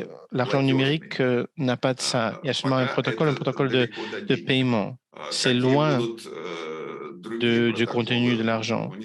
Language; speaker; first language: French; non-native, fluent; Russian